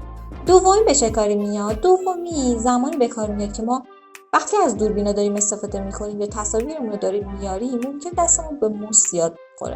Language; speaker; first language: Persian; native; Persian